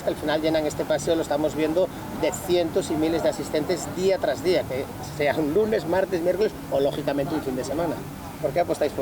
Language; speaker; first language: Spanish; native; Spanish